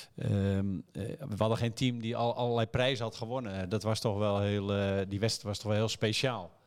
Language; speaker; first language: Dutch; native; Dutch